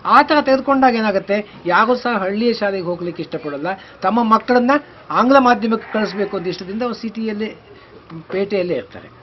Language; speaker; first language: Kannada; native; Kannada